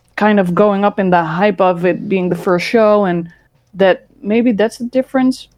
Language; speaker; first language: English; early bilingual, other home language; Dutch